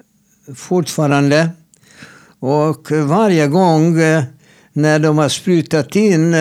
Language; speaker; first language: Swedish; non-native, fluent; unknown